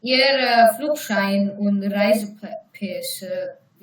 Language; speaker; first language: German; non-native, learner; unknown